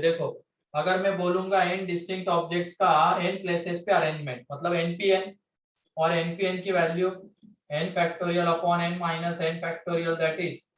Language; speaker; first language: Hindi; native; Hindi